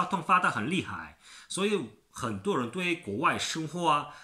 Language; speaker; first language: Chinese; non-native, learner; Korean